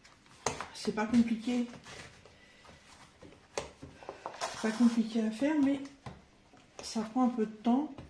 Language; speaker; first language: French; native; French